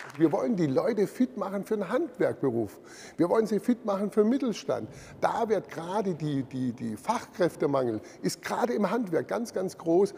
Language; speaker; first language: German; native; German